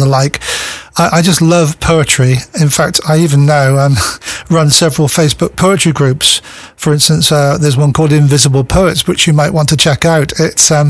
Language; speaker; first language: English; native; English